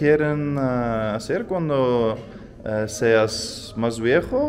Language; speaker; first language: Spanish; non-native, learner; Dutch